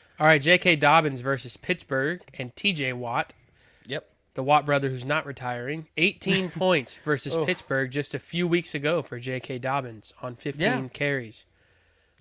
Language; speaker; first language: English; native; English